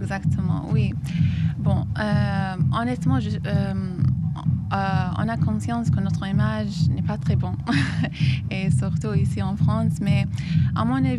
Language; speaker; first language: French; non-native, fluent; Arabic